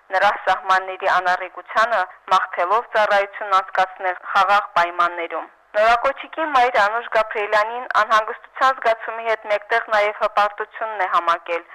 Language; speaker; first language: Armenian; native; Armenian